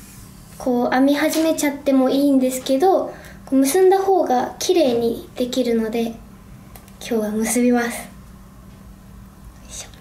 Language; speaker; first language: Japanese; native; Japanese